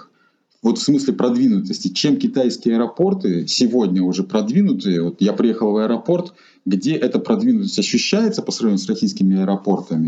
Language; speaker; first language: Russian; native; Russian